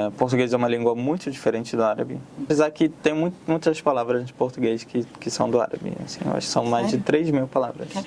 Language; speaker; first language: Portuguese; non-native, fluent; Arabic